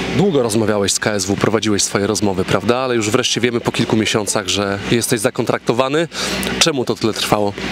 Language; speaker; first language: Polish; native; Polish